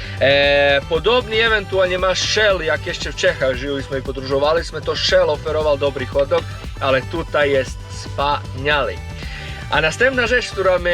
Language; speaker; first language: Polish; non-native, learner; Croatian